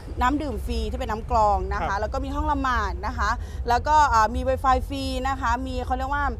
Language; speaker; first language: Thai; native; Thai